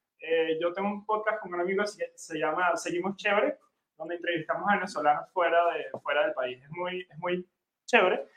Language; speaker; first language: Spanish; native; Spanish